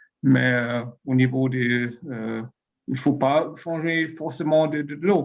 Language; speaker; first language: French; non-native, learner; German